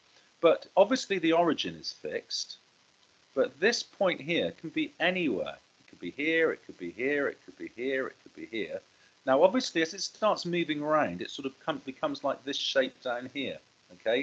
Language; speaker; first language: English; native; English